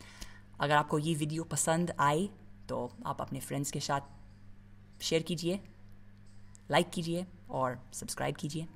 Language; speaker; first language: Hindi; non-native, fluent; English